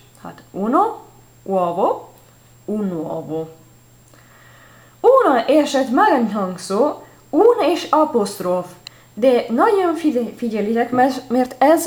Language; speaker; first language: Hungarian; non-native, learner; Italian